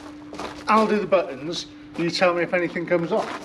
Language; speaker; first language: English; native; English